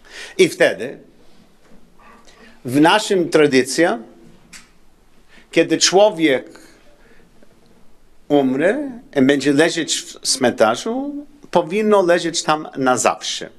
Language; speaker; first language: Polish; non-native, learner; English